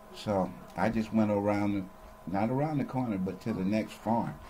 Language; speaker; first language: English; native; English